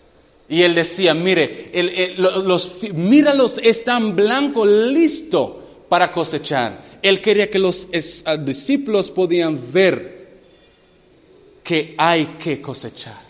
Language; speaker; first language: Spanish; non-native, fluent; English